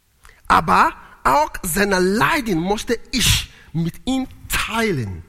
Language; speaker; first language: German; non-native, learner; Italian